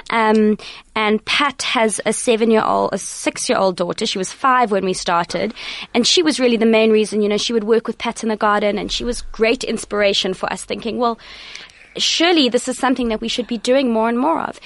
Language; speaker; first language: English; native; English